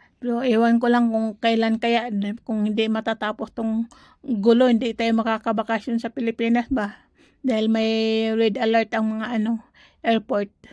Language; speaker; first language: Filipino; non-native, local second language; Cebuano